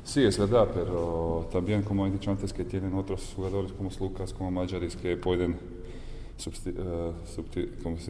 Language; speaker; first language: Spanish; non-native, fluent; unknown